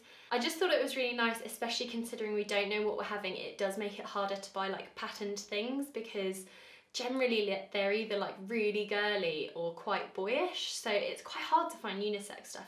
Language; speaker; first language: English; native; English